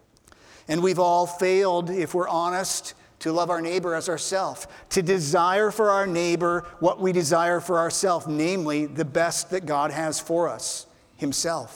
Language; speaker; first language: English; native; English